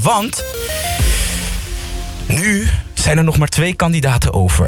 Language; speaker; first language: Dutch; native; Dutch